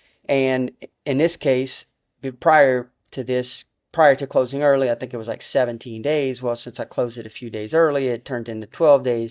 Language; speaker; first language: English; native; English